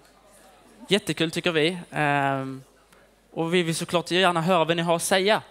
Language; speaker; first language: Swedish; native; Swedish